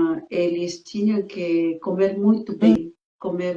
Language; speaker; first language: Portuguese; non-native, fluent; Spanish